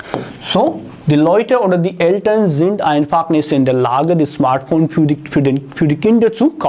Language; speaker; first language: German; non-native, fluent; Hindi